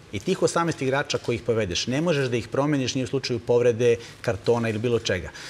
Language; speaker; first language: Serbian; native; Serbian